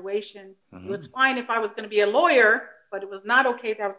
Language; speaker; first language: English; early bilingual, other home language; Spanish